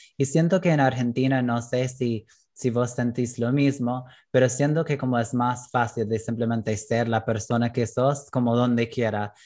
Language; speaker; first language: Spanish; non-native, fluent; English